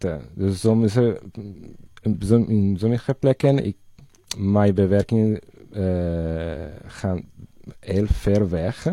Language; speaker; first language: Dutch; non-native, learner; Italian